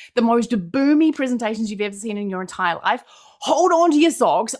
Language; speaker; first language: English; native; English